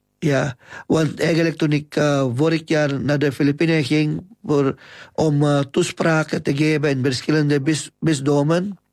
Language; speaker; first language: Dutch; non-native, fluent; Filipino